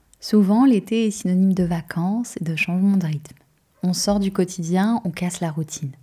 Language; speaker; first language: French; native; French